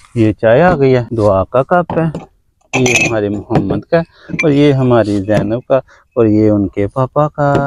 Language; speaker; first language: Urdu; native; Urdu